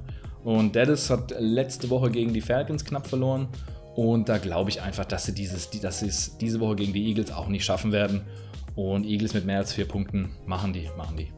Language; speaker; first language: German; native; German